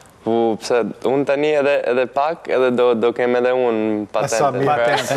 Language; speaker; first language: Albanian; early bilingual, heritage; Albanian